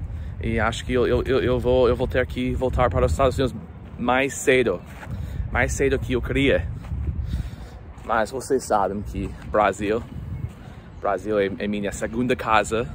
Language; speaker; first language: Portuguese; non-native, fluent; English